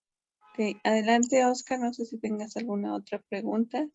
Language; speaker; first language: Spanish; native; Spanish